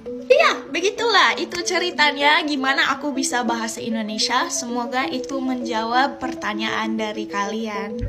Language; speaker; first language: Indonesian; non-native, fluent; English